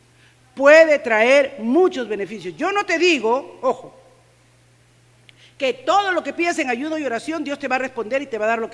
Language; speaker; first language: Spanish; native; Spanish